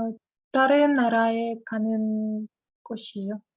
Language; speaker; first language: Korean; non-native, learner; Russian